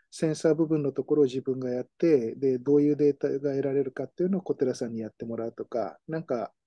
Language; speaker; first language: Japanese; native; Japanese